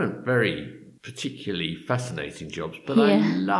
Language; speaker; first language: English; native; English